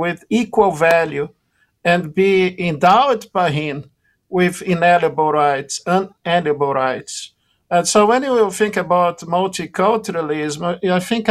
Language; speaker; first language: English; non-native, fluent; Portuguese